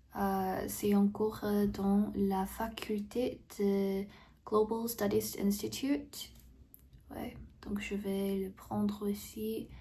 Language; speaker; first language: French; non-native, fluent; Korean